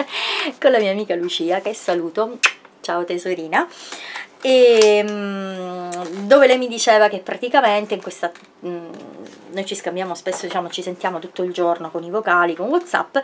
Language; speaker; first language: Italian; native; Italian